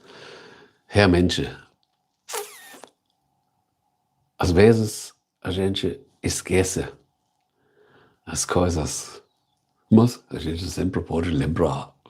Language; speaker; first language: Portuguese; non-native, learner; German